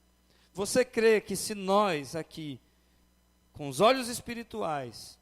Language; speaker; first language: Portuguese; native; Portuguese